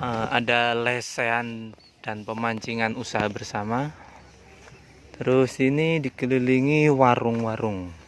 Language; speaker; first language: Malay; non-native, local second language; Javanese